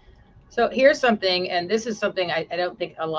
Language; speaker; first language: English; native; English